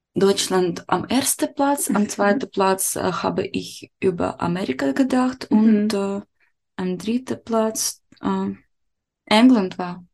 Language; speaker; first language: German; non-native, learner; Ukrainian